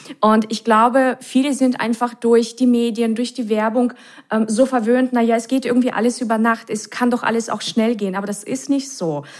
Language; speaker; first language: German; native; German